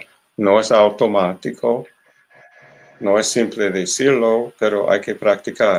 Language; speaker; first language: Spanish; non-native, learner; English